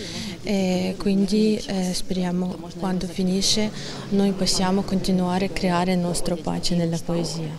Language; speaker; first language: Italian; non-native, fluent; Ukrainian